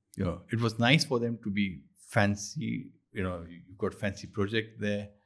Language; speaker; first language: English; non-native, local second language; Urdu